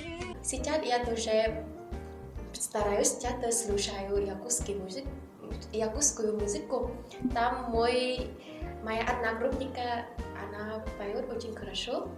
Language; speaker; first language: Russian; non-native, learner; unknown